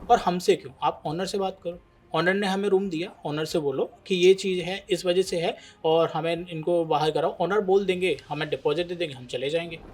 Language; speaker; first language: Hindi; native; Hindi